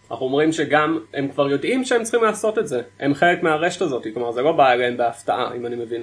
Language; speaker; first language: Hebrew; native; Hebrew